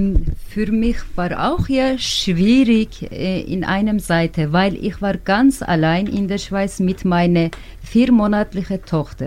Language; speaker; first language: German; non-native, learner; Turkish